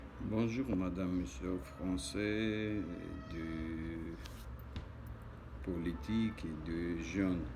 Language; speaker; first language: French; non-native, learner; Armenian